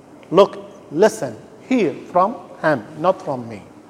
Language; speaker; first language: English; non-native, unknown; Arabic